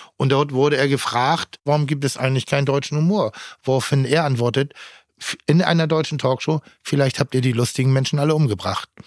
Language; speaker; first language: German; native; German